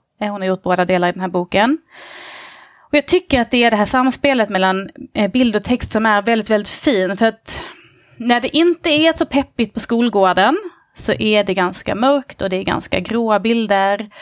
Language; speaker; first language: Swedish; native; Swedish